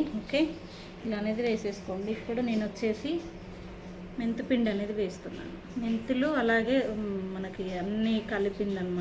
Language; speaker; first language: Telugu; native; Telugu